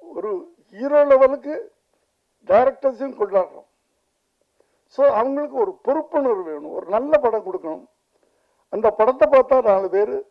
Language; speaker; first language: Tamil; native; Tamil